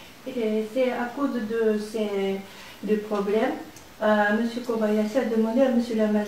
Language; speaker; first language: French; non-native, learner; Japanese